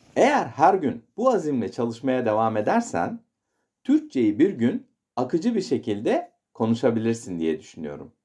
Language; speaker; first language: Turkish; native; Turkish